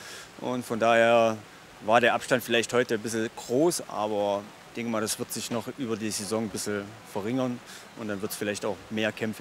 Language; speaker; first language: German; native; German